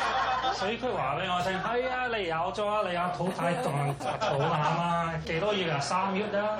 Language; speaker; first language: Chinese; non-native, local second language; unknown